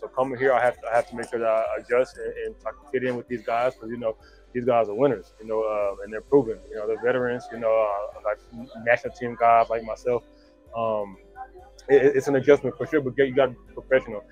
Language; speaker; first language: English; native; English